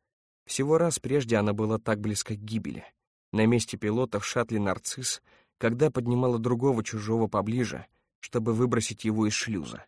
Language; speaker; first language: Russian; native; Russian